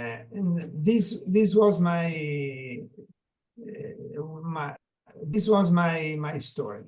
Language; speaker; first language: English; non-native, learner; Italian